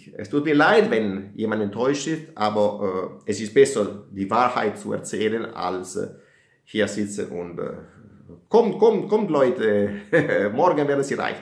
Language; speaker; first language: German; non-native, fluent; Italian